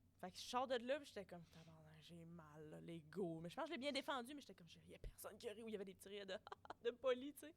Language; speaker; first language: French; native; French